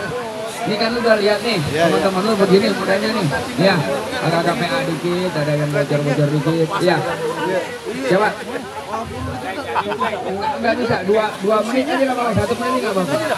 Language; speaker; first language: Indonesian; native; Indonesian